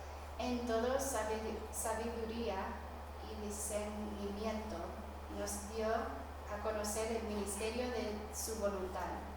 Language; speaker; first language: Spanish; non-native, fluent; English